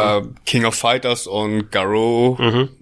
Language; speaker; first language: German; native; German